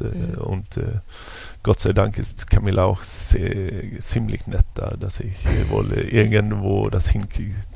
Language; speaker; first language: German; non-native, fluent; Swedish